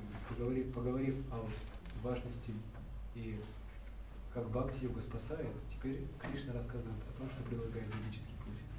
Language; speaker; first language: Russian; native; Russian